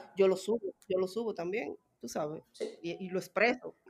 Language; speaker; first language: Spanish; native; Spanish